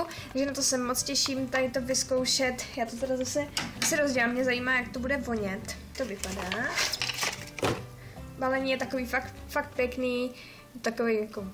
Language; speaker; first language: Czech; native; Czech